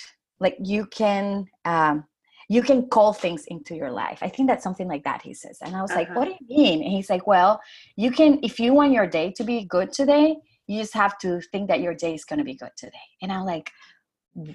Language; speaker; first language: English; non-native, fluent; Spanish